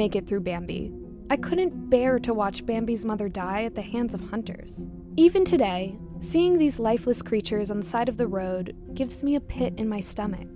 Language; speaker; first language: English; native; English